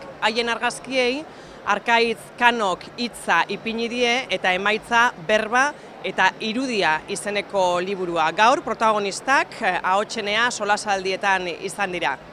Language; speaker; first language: Basque; native; Basque